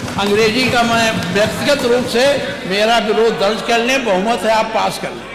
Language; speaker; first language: Hindi; native; Hindi